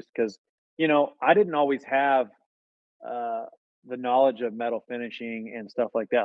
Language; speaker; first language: English; native; English